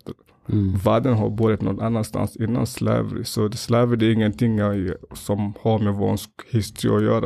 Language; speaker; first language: Swedish; non-native, fluent; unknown